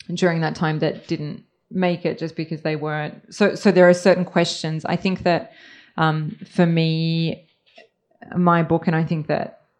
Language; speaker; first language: English; early bilingual, other home language; Serbian